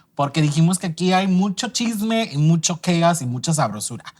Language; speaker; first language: Spanish; early bilingual, other home language; English